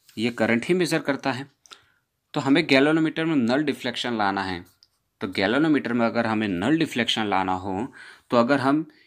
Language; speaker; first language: Hindi; non-native, local second language; Gujarati